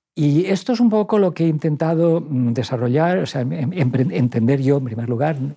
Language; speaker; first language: Spanish; native; Spanish